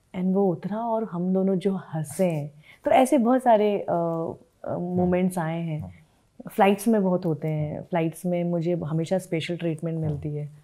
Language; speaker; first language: Hindi; native; Hindi